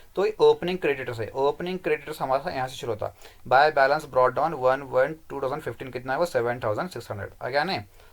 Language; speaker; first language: Hindi; non-native, local second language; Kannada